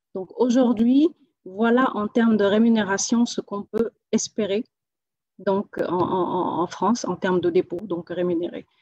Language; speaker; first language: French; non-native, local second language; Wolof